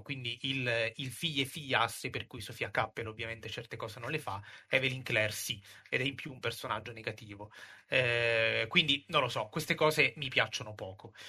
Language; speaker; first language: Italian; native; Italian